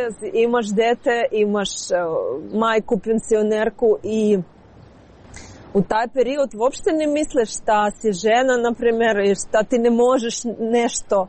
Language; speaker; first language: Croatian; non-native, fluent; Ukrainian